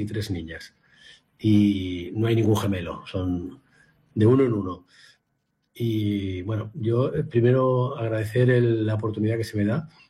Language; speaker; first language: Spanish; native; Spanish